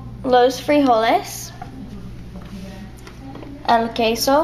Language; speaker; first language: Spanish; non-native, learner; English